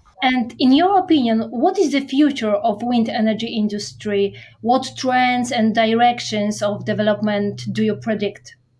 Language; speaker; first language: English; non-native, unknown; Polish